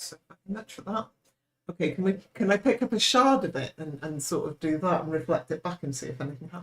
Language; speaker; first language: English; native; English